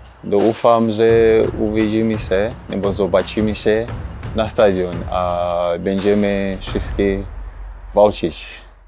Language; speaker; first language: Polish; non-native, learner; Shona